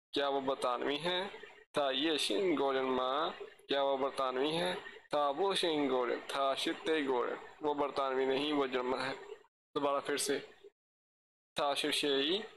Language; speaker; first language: Urdu; native; Urdu